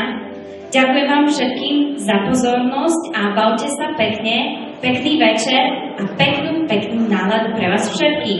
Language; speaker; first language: Slovak; early bilingual, heritage; Slovak